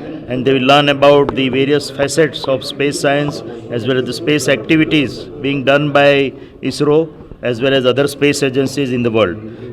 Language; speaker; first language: English; non-native, local second language; Gujarati